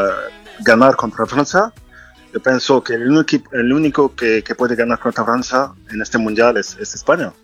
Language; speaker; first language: Spanish; non-native, fluent; French